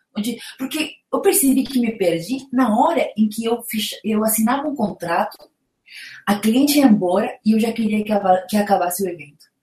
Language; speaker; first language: Portuguese; non-native, fluent; Spanish